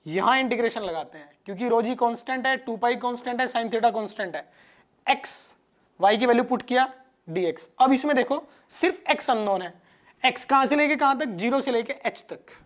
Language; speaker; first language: Hindi; non-native, local second language; Gujarati